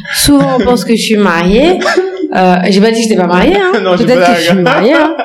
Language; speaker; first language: French; native; French